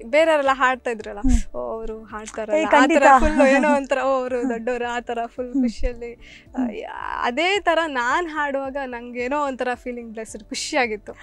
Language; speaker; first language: Kannada; native; Kannada